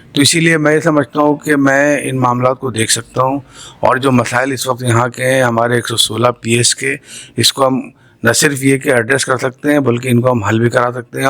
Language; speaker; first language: Urdu; native; Urdu